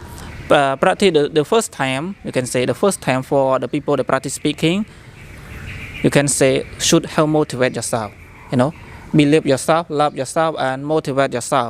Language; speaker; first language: English; non-native, learner; Khmer